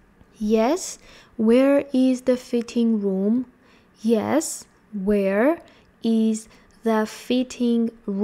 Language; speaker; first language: English; non-native, fluent; Georgian